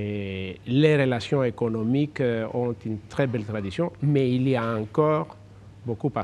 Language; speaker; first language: French; non-native, fluent; Greek